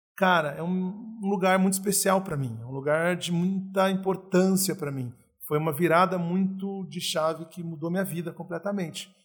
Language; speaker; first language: Portuguese; native; Portuguese